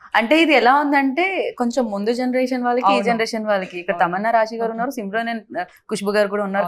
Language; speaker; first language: Telugu; native; Telugu